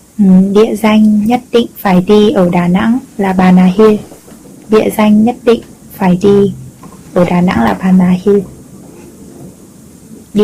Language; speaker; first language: Vietnamese; non-native, learner; Korean